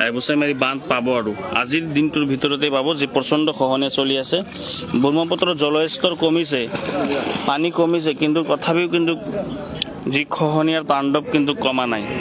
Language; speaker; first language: Assamese; non-native, local second language; Bangla